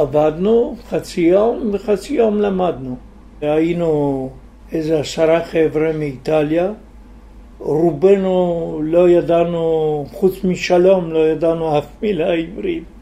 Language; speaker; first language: Hebrew; non-native, fluent; Italian